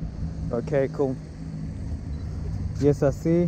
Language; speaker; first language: Spanish; non-native, local second language; English